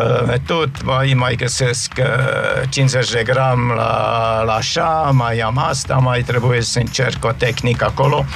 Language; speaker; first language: Romanian; non-native, fluent; German